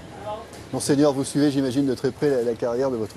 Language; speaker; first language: French; native; French